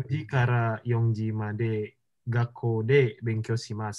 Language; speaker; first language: Japanese; non-native, learner; Indonesian